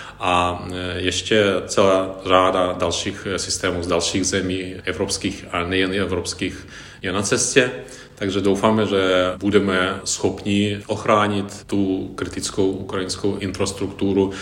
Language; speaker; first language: Czech; non-native, fluent; Ukrainian